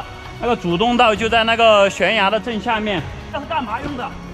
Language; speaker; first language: Chinese; native; Chinese